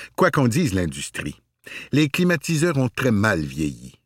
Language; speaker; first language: French; native; French